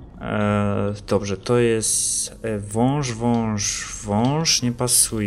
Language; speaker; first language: Polish; native; Polish